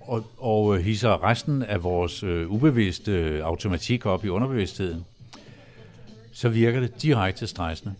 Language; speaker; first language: Danish; native; Danish